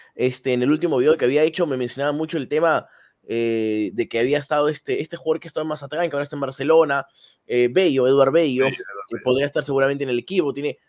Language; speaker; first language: Spanish; native; Spanish